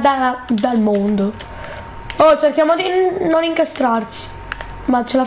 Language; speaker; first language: Italian; native; Italian